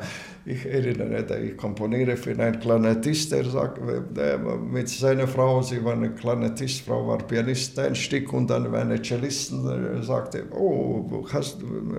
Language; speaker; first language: German; non-native, learner; Latvian